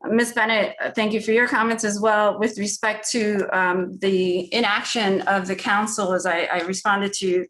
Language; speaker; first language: English; early bilingual, other home language; Spanish